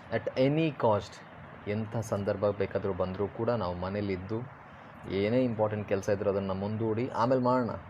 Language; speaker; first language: Kannada; non-native, local second language; Tulu